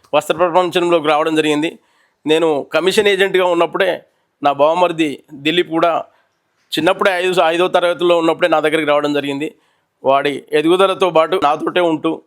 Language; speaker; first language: Telugu; native; Telugu